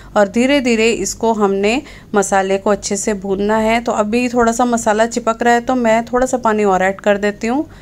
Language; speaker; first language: Hindi; non-native, local second language; Punjabi